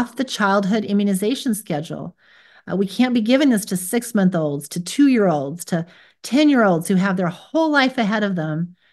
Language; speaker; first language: English; native; English